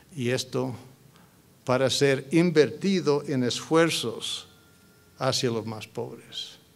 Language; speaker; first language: Spanish; non-native, fluent; English